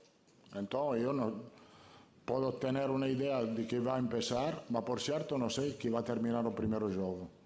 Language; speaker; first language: Portuguese; non-native, learner; Italian